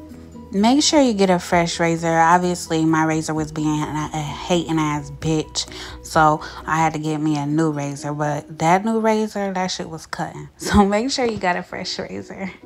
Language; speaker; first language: English; native; English